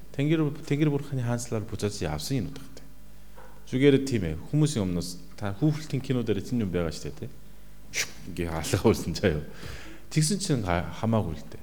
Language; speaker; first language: Mongolian; non-native, fluent; Korean